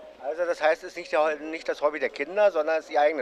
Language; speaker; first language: German; native; German